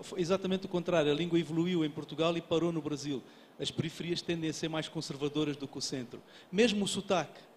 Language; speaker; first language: Portuguese; native; Portuguese